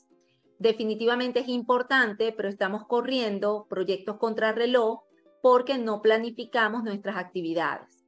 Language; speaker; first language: Spanish; native; Spanish